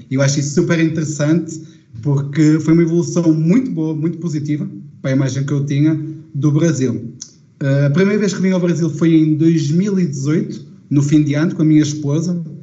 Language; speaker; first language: Portuguese; native; Portuguese